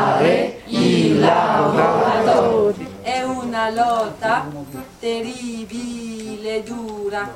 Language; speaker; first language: Italian; non-native, fluent; French